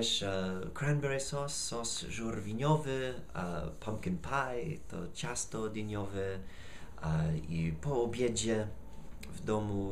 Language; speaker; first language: Polish; non-native, fluent; English